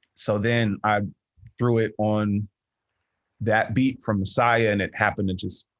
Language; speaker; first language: English; native; English